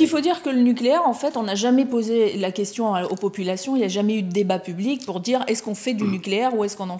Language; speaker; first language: French; native; French